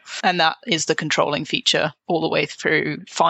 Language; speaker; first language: English; native; English